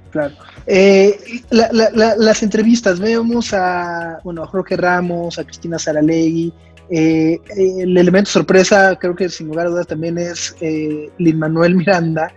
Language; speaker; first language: Spanish; native; Spanish